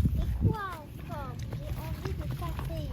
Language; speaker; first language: French; early bilingual, other home language; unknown